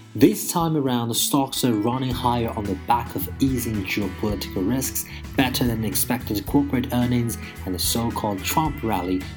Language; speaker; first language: English; non-native, fluent; Chinese